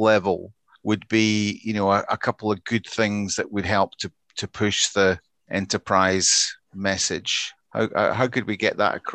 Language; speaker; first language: English; native; English